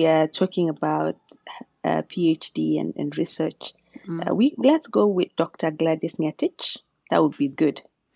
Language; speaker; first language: English; non-native, local second language; Kalenjin